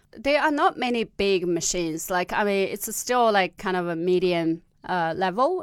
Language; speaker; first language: English; non-native, fluent; Tibetan